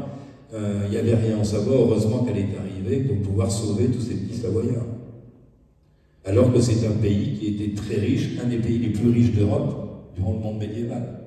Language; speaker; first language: French; native; French